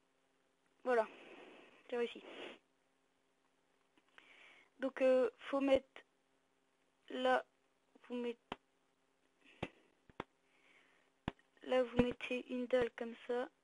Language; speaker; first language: French; native; French